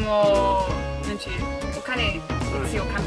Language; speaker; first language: Japanese; non-native, learner; English